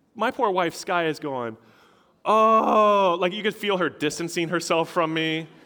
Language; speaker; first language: English; native; English